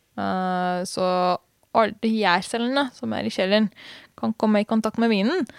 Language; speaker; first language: Norwegian; non-native, fluent; Hungarian